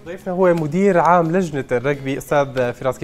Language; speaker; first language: Arabic; native; Arabic